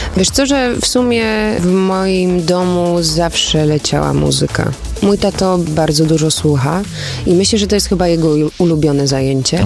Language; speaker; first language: Polish; early bilingual, heritage; Polish